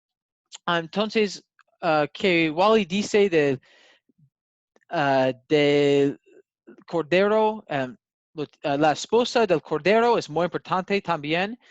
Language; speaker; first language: Spanish; non-native, learner; English